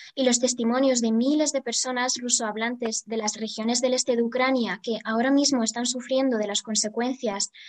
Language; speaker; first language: Spanish; non-native, fluent; Ukrainian